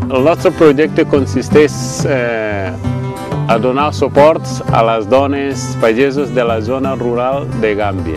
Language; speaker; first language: Catalan; non-native, fluent; Mandingo